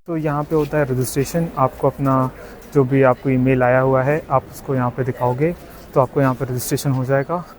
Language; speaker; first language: Hindi; native; Hindi